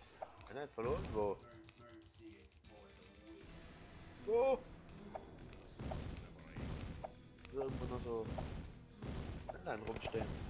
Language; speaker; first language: German; native; German